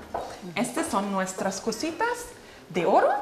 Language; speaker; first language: Spanish; non-native, fluent; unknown